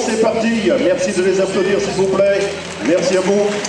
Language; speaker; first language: French; native; French